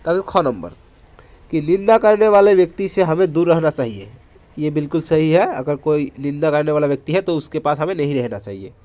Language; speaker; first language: Hindi; non-native, local second language; Assamese